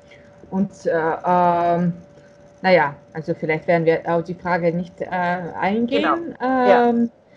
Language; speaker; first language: German; non-native, fluent; Russian